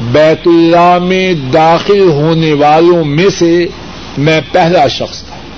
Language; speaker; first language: Urdu; non-native, local second language; Punjabi